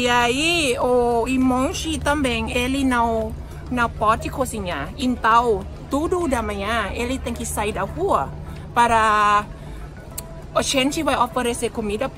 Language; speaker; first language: Portuguese; non-native, learner; Thai